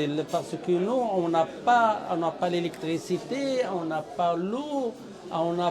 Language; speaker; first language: French; non-native, learner; Arabic